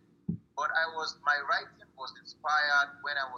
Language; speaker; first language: English; non-native, local second language; Yoruba